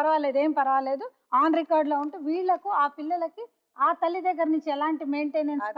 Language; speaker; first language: Telugu; native; Telugu